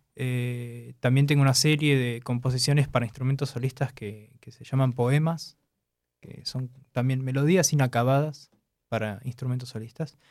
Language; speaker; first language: Spanish; native; Spanish